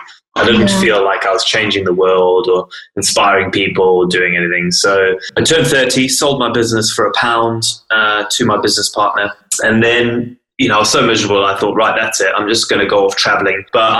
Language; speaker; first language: English; native; English